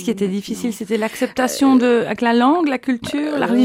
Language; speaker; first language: French; native; French